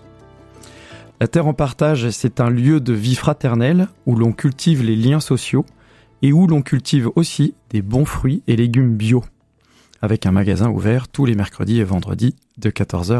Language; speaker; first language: French; native; French